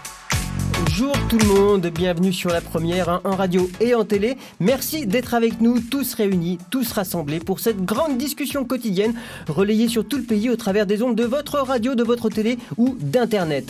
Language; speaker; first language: French; native; French